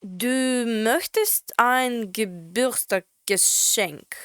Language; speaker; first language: German; non-native, learner; Latvian